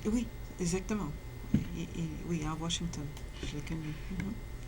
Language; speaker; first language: French; non-native, fluent; English